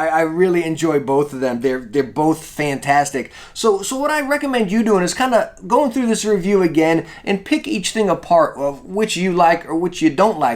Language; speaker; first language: English; native; English